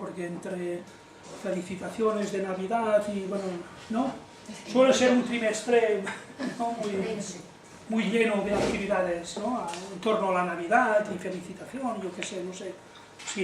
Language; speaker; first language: Spanish; native; Spanish